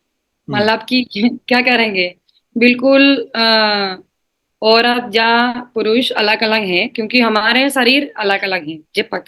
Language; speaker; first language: Hindi; non-native, learner; Spanish